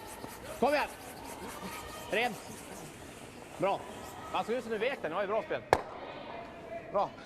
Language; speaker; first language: Swedish; native; Swedish